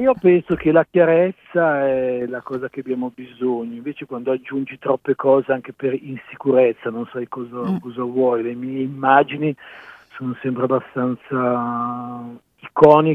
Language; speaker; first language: Italian; native; Italian